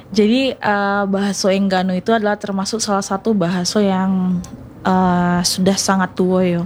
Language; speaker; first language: Indonesian; non-native, local second language; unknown